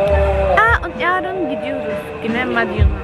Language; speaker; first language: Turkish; early bilingual, heritage; Turkish